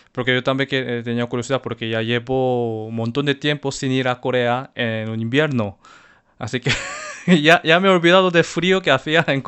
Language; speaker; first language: Spanish; non-native, fluent; Korean